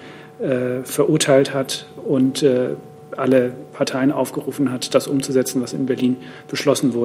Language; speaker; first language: German; native; German